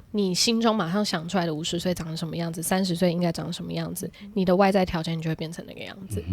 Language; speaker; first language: Chinese; native; Chinese